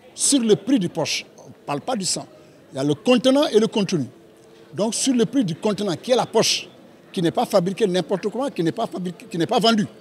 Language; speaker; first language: French; non-native, local second language; Wolof